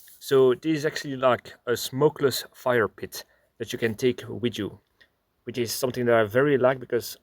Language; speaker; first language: English; non-native, fluent; Dutch